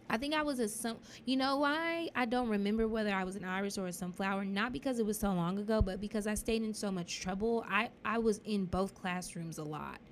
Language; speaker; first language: English; native; English